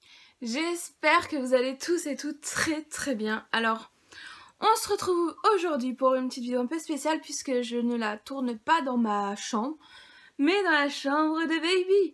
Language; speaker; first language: French; native; French